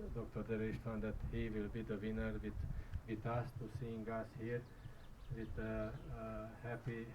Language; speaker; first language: English; non-native, learner; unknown